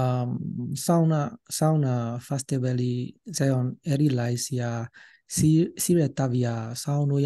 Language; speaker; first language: Finnish; non-native, learner; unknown